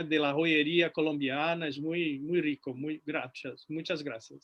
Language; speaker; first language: Spanish; non-native, fluent; Portuguese